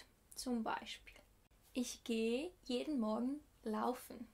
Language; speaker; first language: German; non-native, fluent; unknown